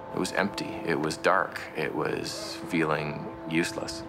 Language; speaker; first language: English; native; English